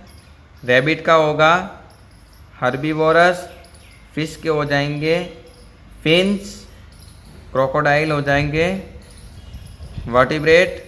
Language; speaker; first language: Hindi; native; Hindi